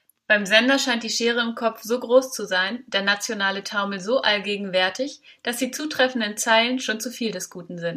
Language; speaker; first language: German; native; German